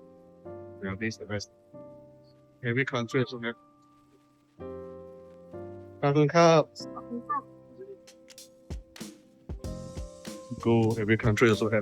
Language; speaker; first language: English; non-native, local second language; Chinese